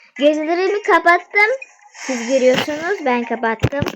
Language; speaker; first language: Turkish; non-native, fluent; Russian